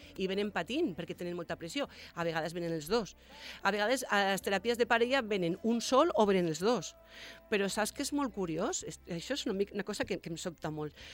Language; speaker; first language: Catalan; non-native, local second language; Spanish